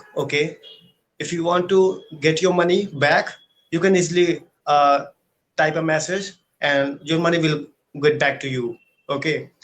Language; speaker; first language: English; non-native, learner; Hindi